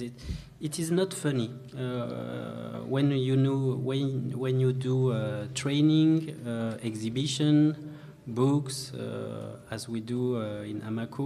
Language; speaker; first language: English; non-native, learner; French